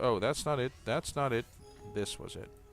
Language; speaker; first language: English; native; English